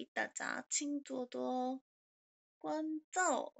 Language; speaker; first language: Korean; native; Korean